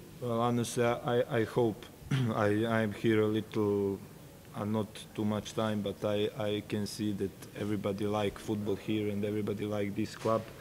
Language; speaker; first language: English; non-native, fluent; Serbian